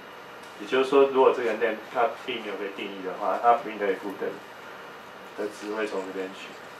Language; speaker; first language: Chinese; native; Chinese